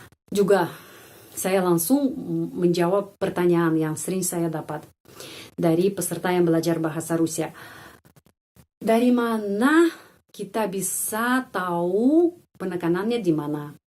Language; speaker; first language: Indonesian; non-native, fluent; Russian